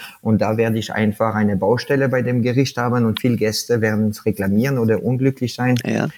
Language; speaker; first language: German; non-native, fluent; French